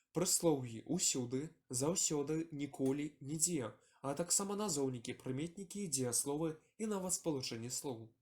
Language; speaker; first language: Belarusian; non-native, local second language; Russian